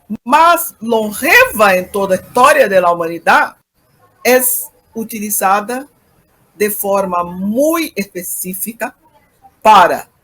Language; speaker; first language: Spanish; non-native, fluent; Portuguese